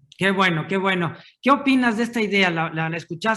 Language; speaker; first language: Spanish; native; Spanish